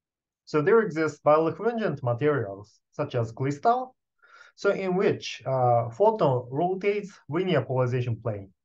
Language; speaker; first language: English; non-native, fluent; Japanese